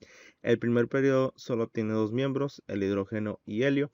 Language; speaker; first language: Spanish; native; Spanish